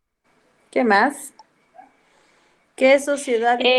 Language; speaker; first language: Spanish; native; Spanish